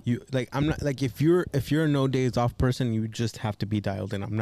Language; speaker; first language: English; early bilingual, other home language; Spanish